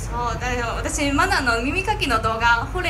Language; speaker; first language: Japanese; non-native, fluent; Chinese